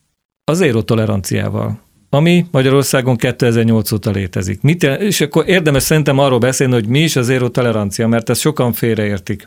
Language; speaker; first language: Hungarian; native; Hungarian